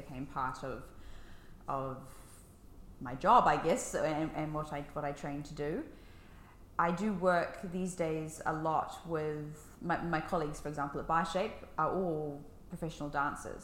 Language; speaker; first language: English; native; English